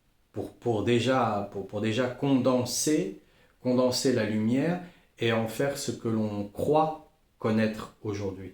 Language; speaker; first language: French; native; French